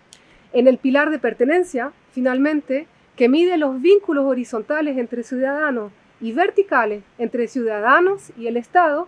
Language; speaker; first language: Spanish; native; Spanish